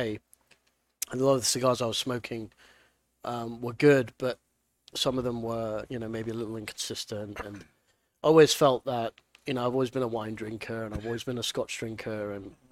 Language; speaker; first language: English; native; English